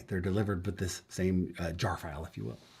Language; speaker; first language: English; native; English